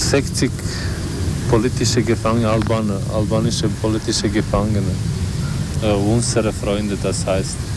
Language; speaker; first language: German; non-native, learner; Albanian